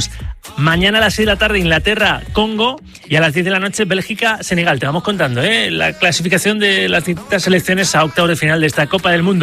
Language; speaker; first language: Spanish; native; Spanish